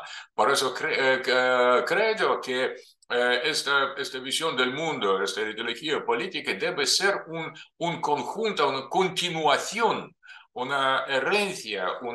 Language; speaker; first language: Spanish; non-native, fluent; Russian